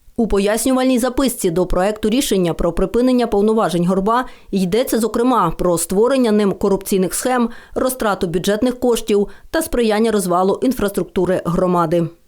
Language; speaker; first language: Ukrainian; native; Ukrainian